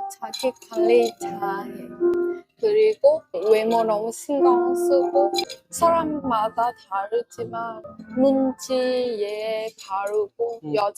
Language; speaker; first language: Korean; non-native, learner; Vietnamese